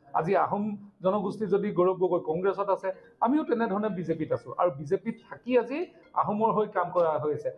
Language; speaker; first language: Assamese; native; Assamese